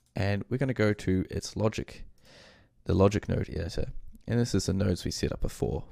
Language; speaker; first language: English; native; English